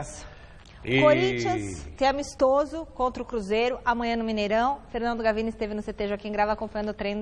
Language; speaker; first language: Portuguese; native; Portuguese